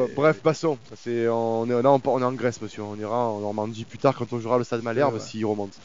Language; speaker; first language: French; native; French